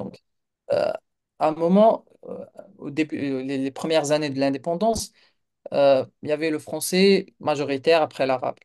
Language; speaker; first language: French; non-native, local second language; Kabyle